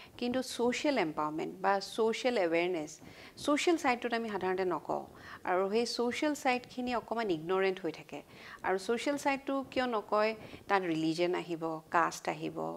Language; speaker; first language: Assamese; native; Assamese